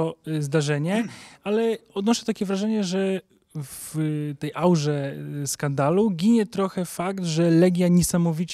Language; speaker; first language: Polish; native; Polish